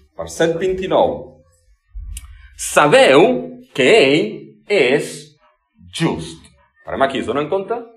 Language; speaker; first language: Catalan; non-native, local second language; Spanish